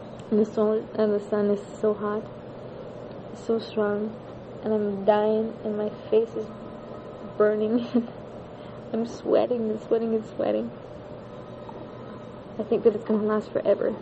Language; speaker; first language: English; native; English